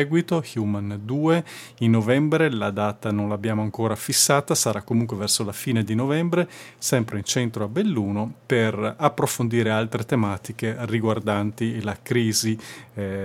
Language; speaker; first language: Italian; native; Italian